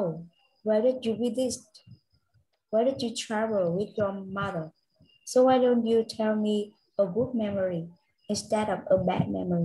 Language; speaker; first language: English; non-native, learner; Vietnamese